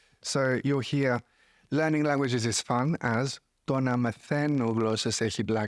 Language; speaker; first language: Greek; non-native, fluent; English